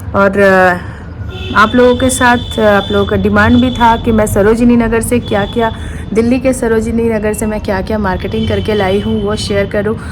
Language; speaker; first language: Hindi; non-native, local second language; Bangla